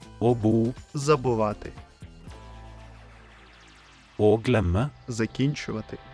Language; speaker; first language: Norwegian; non-native, fluent; Ukrainian